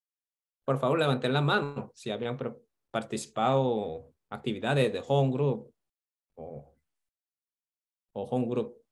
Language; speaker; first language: Spanish; non-native, fluent; Korean